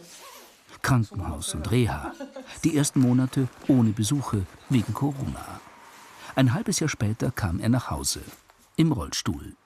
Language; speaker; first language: German; native; German